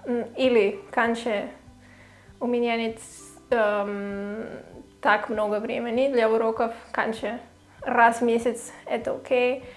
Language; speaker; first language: Russian; non-native, learner; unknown